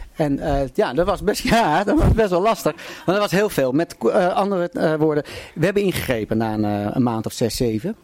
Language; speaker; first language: Dutch; native; Dutch